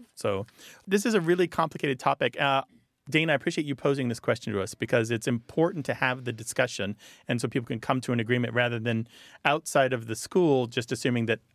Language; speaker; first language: English; native; English